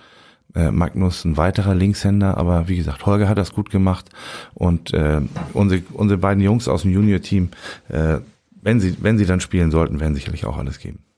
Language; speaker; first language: German; native; German